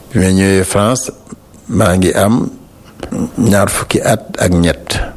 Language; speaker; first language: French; non-native, local second language; Wolof